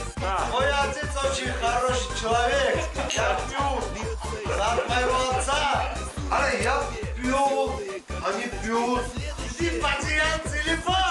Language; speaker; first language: Russian; non-native, fluent; Armenian